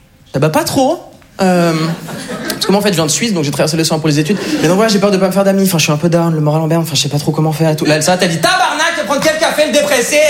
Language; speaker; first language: French; native; French